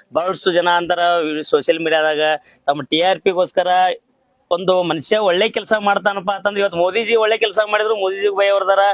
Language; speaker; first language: Kannada; native; Kannada